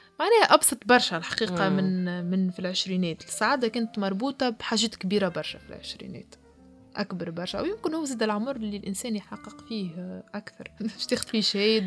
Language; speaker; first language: Arabic; native; Arabic